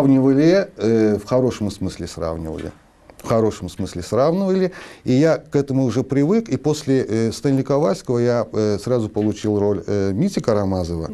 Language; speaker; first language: Russian; non-native, local second language; Azerbaijani